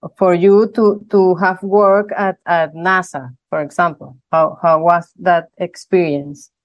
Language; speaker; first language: English; non-native, learner; Spanish